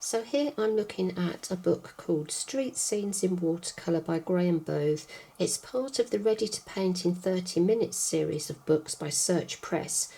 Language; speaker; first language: English; native; English